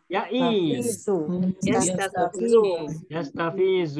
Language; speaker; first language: Arabic; non-native, fluent; Indonesian